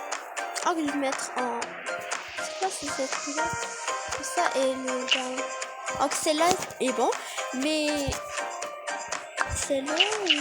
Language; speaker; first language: French; non-native, learner; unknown